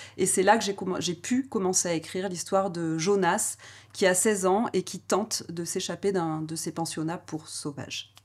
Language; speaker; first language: French; native; French